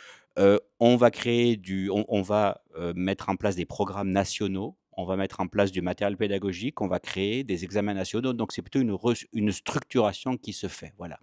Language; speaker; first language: French; native; French